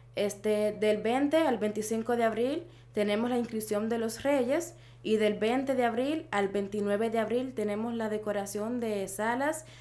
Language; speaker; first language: Spanish; native; Spanish